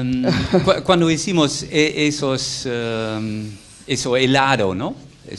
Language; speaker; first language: Spanish; non-native, fluent; Dutch